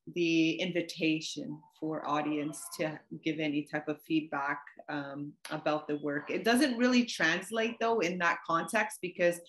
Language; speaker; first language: English; native; English